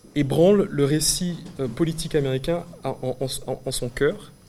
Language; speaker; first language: French; native; French